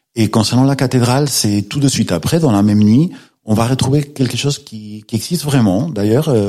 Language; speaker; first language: French; non-native, fluent; Spanish